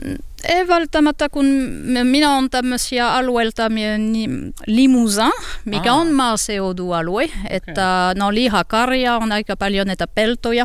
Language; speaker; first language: Finnish; non-native, learner; French